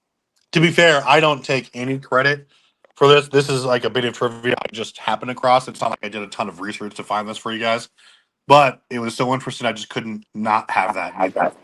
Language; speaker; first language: English; native; English